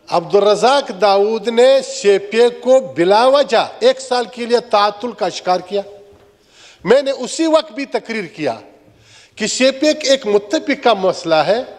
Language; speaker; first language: Urdu; non-native, local second language; Pashto